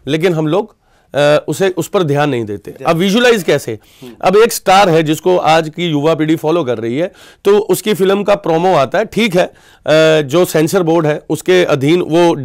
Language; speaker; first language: Hindi; non-native, local second language; Punjabi